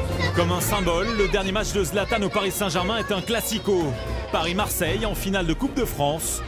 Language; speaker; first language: French; native; French